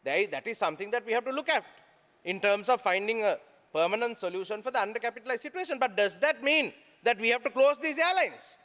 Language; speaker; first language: English; non-native, local second language; Sinhala